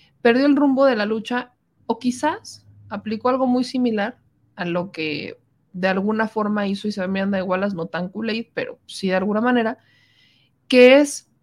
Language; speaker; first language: Spanish; native; Spanish